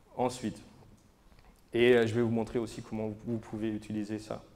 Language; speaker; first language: French; non-native, fluent; German